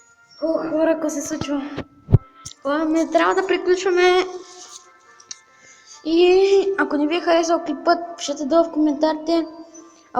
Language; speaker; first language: Bulgarian; native; Bulgarian